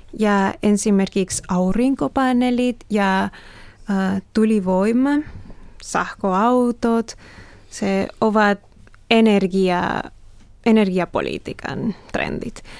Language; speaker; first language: Finnish; non-native, learner; Spanish